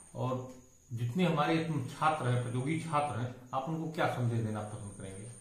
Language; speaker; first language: Hindi; native; Hindi